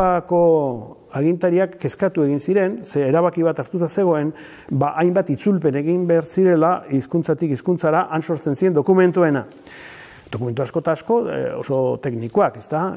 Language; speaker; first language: Basque; native; Basque